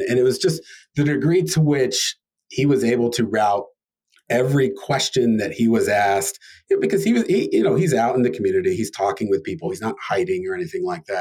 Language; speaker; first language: English; native; English